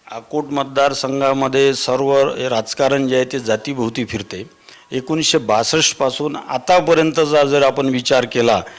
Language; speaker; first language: Marathi; native; Marathi